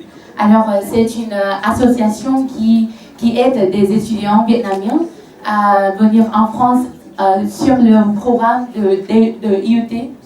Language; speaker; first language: French; non-native, fluent; Vietnamese